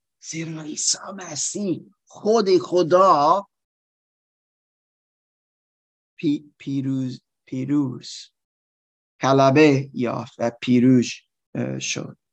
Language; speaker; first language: Persian; non-native, learner; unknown